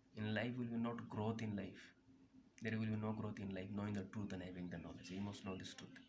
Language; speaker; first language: English; non-native, local second language; Odia